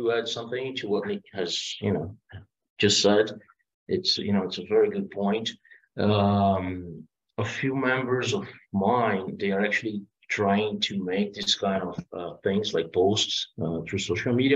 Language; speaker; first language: English; non-native, fluent; Portuguese